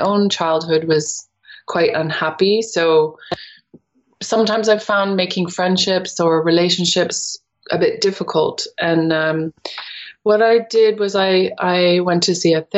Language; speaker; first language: English; native; English